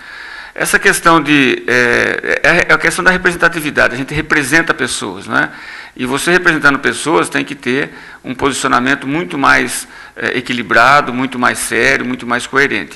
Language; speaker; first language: Portuguese; native; Portuguese